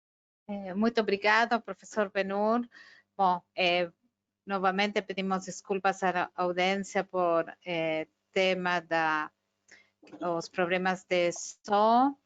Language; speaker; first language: Portuguese; non-native, fluent; Spanish